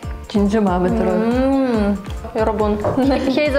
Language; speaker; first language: Korean; non-native, fluent; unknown